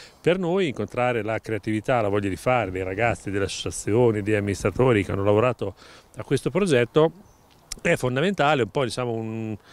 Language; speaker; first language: Italian; native; Italian